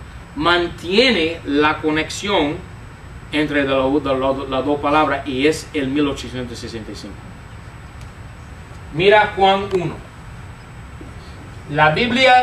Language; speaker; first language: Spanish; non-native, fluent; English